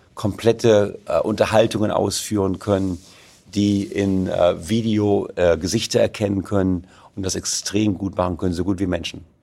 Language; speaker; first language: German; native; German